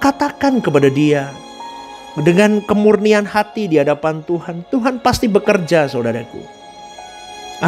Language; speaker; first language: Indonesian; native; Indonesian